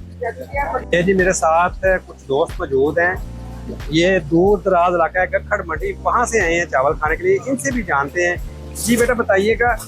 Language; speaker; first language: Urdu; non-native, local second language; Punjabi